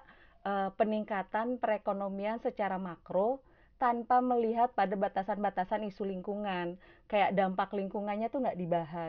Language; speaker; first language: Indonesian; native; Indonesian